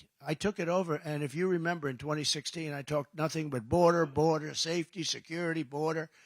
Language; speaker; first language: English; native; English